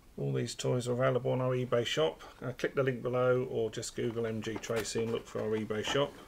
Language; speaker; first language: English; native; English